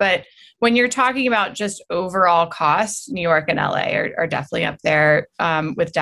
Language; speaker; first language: English; native; English